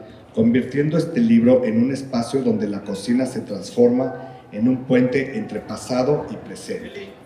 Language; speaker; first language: Spanish; native; Spanish